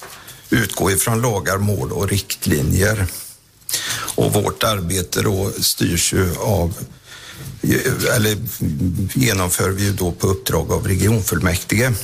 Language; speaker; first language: Swedish; native; Swedish